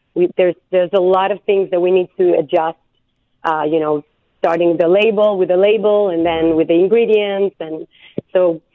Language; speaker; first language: English; non-native, fluent; Hebrew